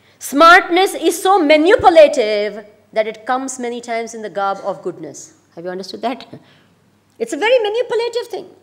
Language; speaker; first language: English; non-native, local second language; Gujarati